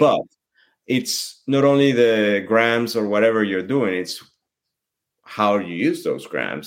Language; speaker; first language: English; non-native, fluent; French